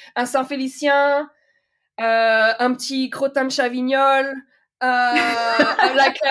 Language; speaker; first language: English; non-native, fluent; French